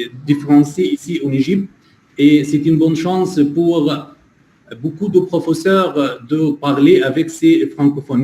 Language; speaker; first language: French; non-native, fluent; Arabic